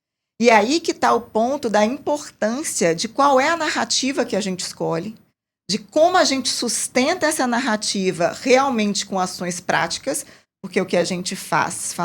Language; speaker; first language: Portuguese; native; Portuguese